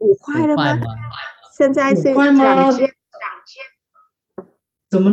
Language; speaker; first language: Chinese; non-native, fluent; Vietnamese